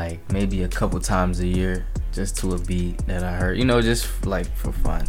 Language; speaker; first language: English; native; English